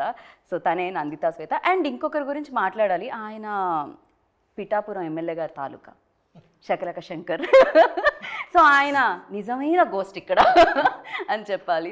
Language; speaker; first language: Telugu; native; Telugu